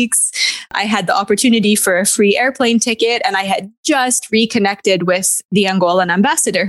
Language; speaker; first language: English; native; English